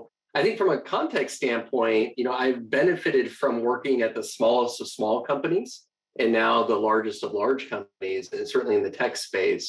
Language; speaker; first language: English; native; English